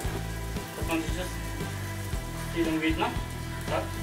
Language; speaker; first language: Russian; non-native, learner; Hindi